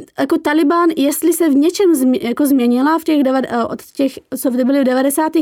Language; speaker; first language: Czech; early bilingual, other home language; Persian